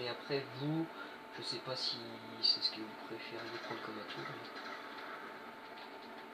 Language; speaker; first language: French; native; French